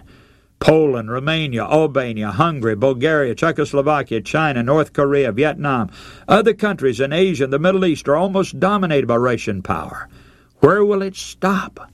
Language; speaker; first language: English; native; English